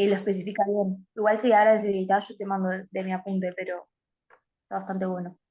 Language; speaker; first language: Spanish; native; Spanish